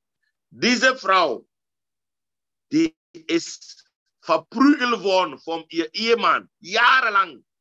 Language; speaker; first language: German; non-native, learner; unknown